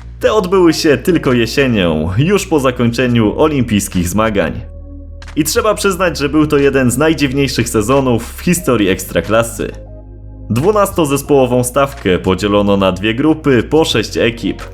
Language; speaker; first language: Polish; native; Polish